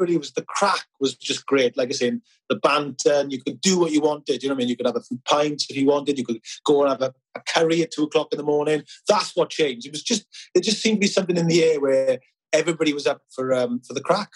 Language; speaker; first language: English; native; English